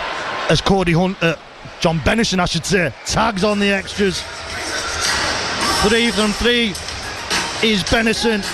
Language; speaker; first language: English; native; English